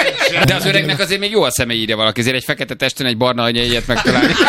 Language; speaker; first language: Hungarian; native; Hungarian